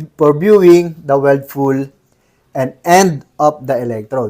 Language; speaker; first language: English; non-native, local second language; Filipino